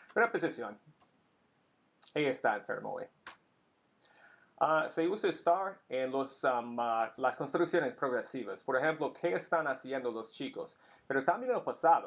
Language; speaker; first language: Spanish; non-native, fluent; English